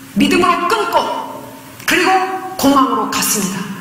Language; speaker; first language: Korean; native; Korean